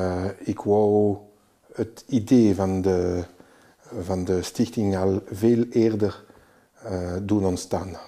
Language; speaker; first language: Dutch; non-native, local second language; French